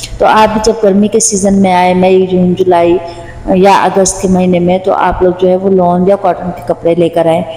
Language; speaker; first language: Urdu; non-native, local second language; Punjabi